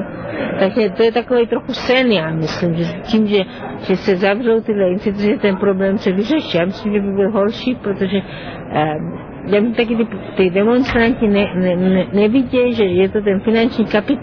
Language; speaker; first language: Czech; non-native, fluent; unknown